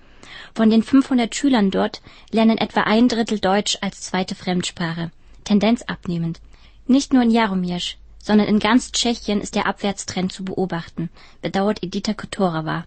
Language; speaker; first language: German; native; German